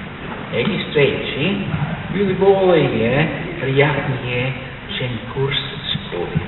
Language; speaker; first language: Russian; non-native, learner; German